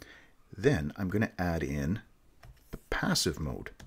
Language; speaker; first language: English; native; English